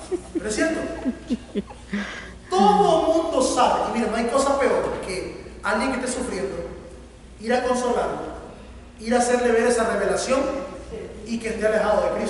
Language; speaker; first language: Spanish; native; Spanish